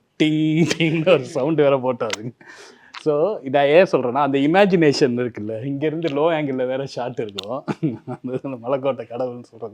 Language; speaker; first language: Tamil; native; Tamil